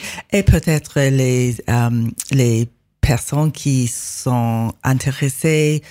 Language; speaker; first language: French; non-native, learner; English